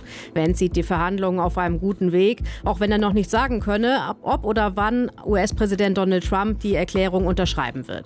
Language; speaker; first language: German; native; German